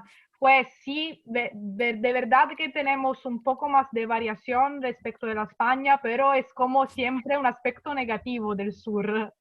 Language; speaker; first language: Spanish; non-native, fluent; Italian